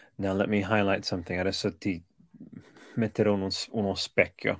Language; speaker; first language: Italian; early bilingual, other home language; English